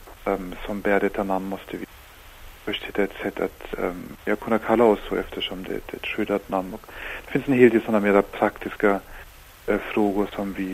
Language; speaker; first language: Swedish; non-native, fluent; German